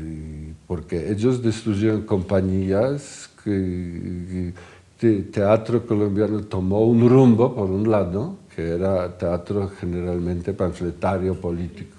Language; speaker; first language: Spanish; non-native, fluent; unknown